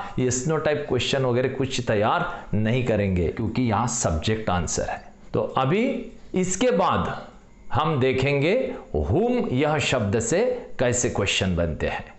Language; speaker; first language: Hindi; non-native, local second language; Marathi